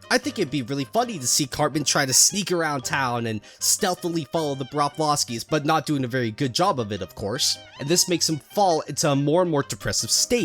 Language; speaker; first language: English; native; English